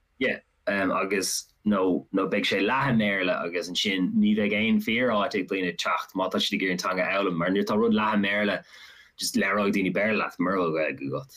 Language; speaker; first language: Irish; non-native, local second language; English